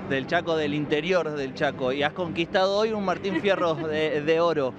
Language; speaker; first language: Spanish; native; Spanish